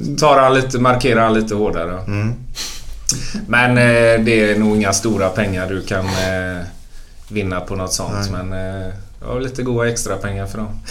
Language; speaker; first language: Swedish; native; Swedish